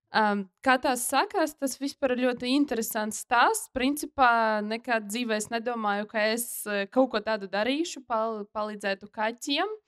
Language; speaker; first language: Latvian; non-native, local second language; Russian